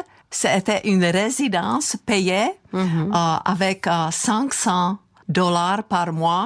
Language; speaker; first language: French; non-native, fluent; Czech